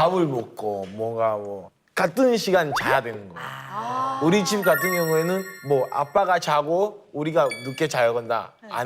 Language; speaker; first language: Korean; non-native, learner; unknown